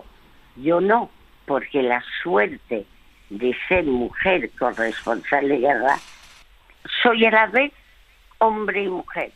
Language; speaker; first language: Spanish; early bilingual, other home language; French